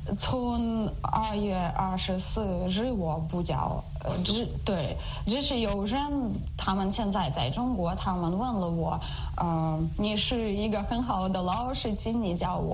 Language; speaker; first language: Chinese; non-native, learner; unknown